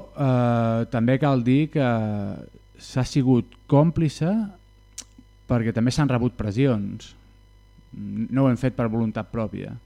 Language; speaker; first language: Catalan; native; Catalan